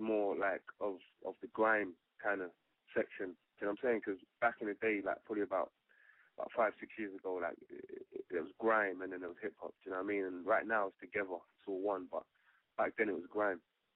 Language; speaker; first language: English; native; English